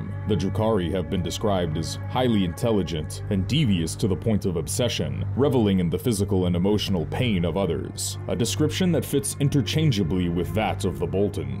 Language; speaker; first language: English; native; English